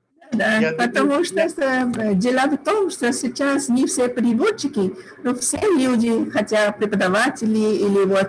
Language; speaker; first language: Russian; non-native, fluent; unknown